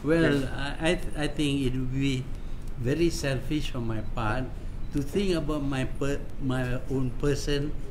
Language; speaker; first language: English; non-native, local second language; Malay